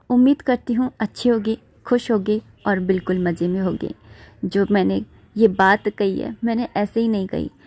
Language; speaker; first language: Hindi; native; Hindi